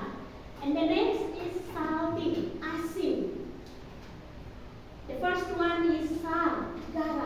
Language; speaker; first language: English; non-native, learner; Indonesian